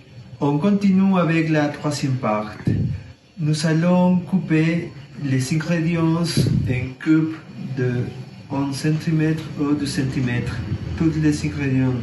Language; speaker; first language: French; non-native, learner; Spanish